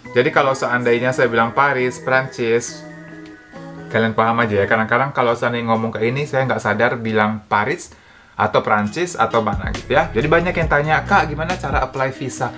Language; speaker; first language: Indonesian; native; Indonesian